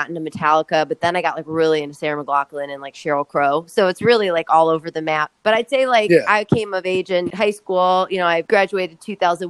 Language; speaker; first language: English; native; English